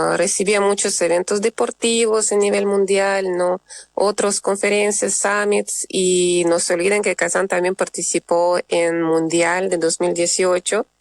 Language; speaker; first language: Spanish; non-native, fluent; Russian